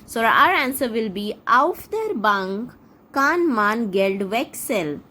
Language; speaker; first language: German; non-native, fluent; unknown